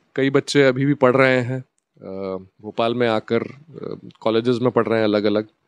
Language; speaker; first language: Hindi; native; Hindi